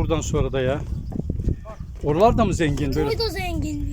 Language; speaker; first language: Turkish; native; Turkish